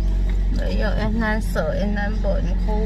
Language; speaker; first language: Vietnamese; non-native, learner; Thai